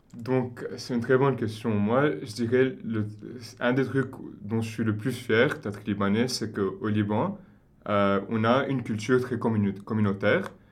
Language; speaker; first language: French; non-native, local second language; Arabic